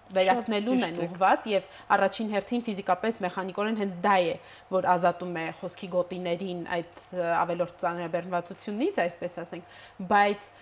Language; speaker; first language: Armenian; native; Armenian